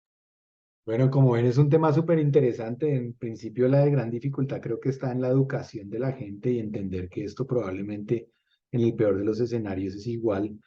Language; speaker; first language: Spanish; native; Spanish